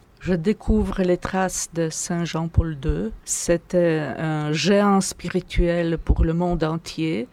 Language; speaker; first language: French; non-native, fluent; Polish